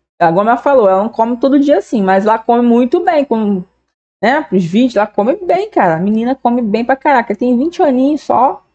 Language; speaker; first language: Portuguese; native; Portuguese